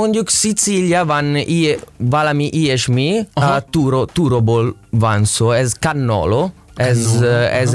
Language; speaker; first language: Hungarian; non-native, learner; Italian